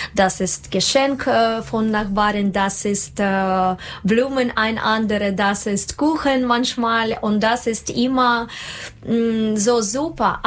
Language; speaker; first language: German; non-native, learner; Russian